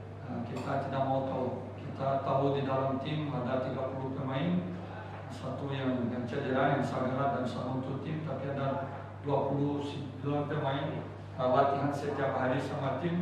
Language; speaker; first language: Indonesian; non-native, fluent; Portuguese